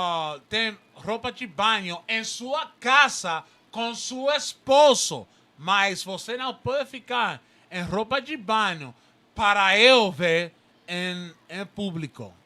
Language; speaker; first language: Portuguese; non-native, learner; Spanish